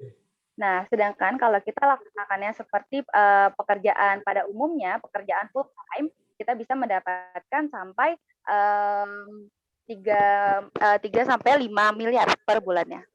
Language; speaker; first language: Indonesian; native; Indonesian